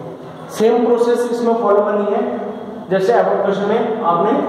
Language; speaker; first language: Hindi; native; Hindi